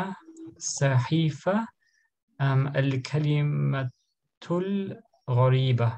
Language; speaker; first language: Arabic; non-native, learner; German